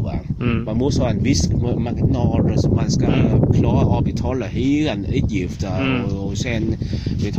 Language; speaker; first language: Swedish; non-native, learner; Vietnamese